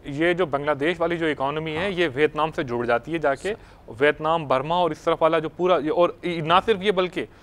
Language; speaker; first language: Urdu; native; Urdu